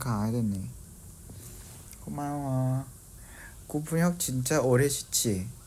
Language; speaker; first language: Korean; non-native, fluent; Vietnamese